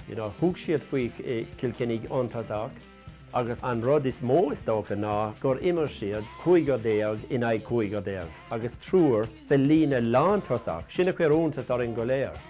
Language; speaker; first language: Irish; non-native, local second language; English